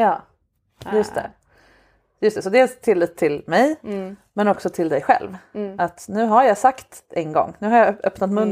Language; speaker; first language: Swedish; native; Swedish